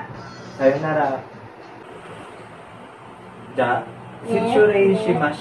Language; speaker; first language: Japanese; non-native, learner; Filipino